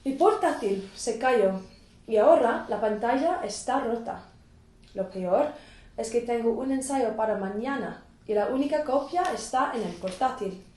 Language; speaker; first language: Spanish; non-native, fluent; English